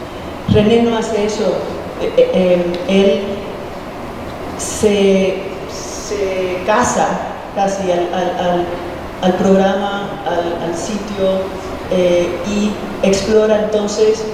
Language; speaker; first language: Spanish; early bilingual, heritage; Spanish